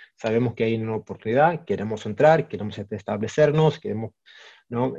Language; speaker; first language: Spanish; early bilingual, heritage; Swedish